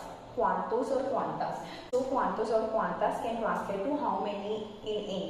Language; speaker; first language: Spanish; non-native, fluent; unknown